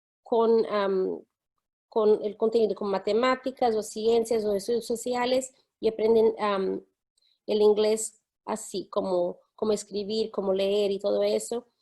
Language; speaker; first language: Spanish; non-native, fluent; English